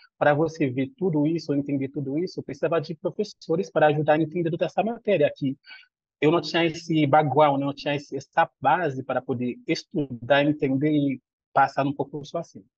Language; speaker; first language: Portuguese; non-native, fluent; Haitian Creole